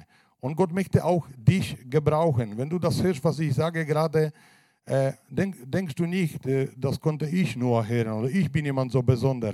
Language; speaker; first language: German; non-native, fluent; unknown